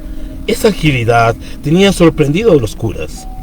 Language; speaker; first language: Spanish; native; Spanish